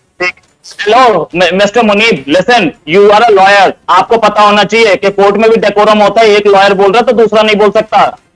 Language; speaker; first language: Hindi; native; Hindi